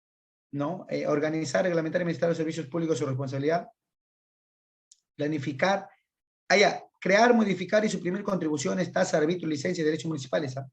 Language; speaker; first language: Spanish; native; Spanish